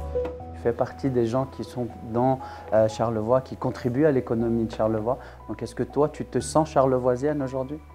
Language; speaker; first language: French; native; French